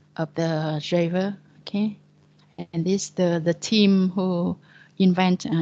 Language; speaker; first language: English; non-native, fluent; Vietnamese